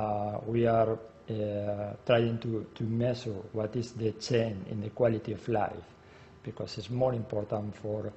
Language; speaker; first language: English; non-native, learner; Spanish